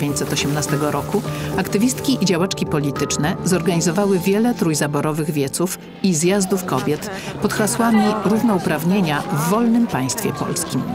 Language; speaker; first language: Polish; native; Polish